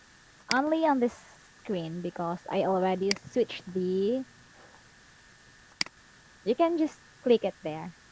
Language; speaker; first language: English; non-native, fluent; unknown